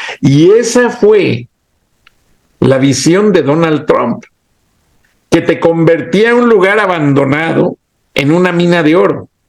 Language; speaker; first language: Spanish; native; Spanish